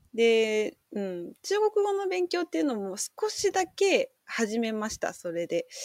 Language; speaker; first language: Japanese; native; Japanese